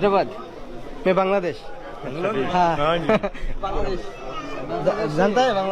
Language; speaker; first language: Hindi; non-native, learner; Bangla